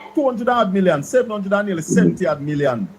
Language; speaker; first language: English; native; English